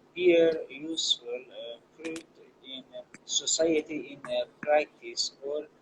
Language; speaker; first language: English; non-native, learner; Persian